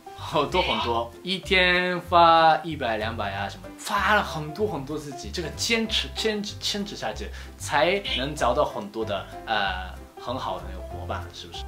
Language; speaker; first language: Chinese; non-native, fluent; Japanese